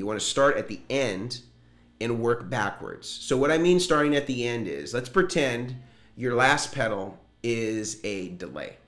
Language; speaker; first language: English; native; English